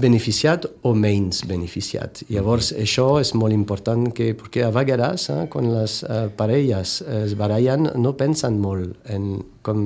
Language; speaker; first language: Catalan; non-native, fluent; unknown